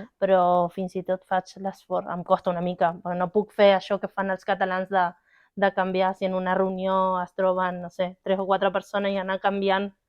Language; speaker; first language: Catalan; non-native, learner; Spanish